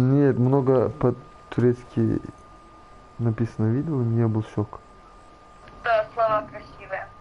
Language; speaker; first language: Russian; non-native, learner; Turkish